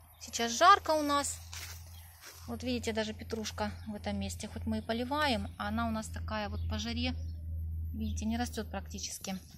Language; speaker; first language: Russian; native; Russian